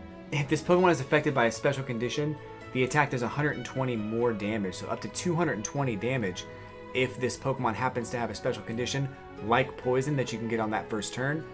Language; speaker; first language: English; native; English